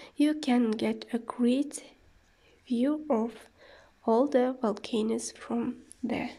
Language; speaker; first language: English; non-native, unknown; Kazakh